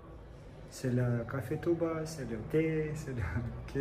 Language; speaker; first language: French; non-native, learner; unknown